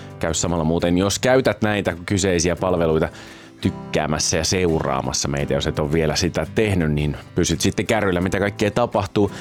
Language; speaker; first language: Finnish; native; Finnish